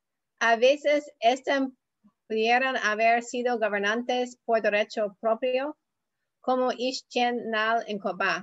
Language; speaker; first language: Spanish; non-native, learner; English